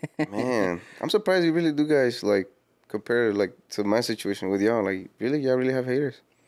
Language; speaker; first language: English; early bilingual, other home language; Spanish